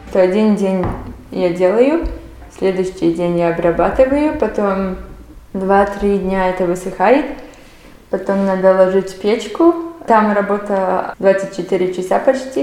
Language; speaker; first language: Russian; non-native, local second language; Latvian